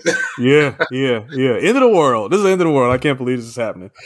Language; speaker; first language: English; native; English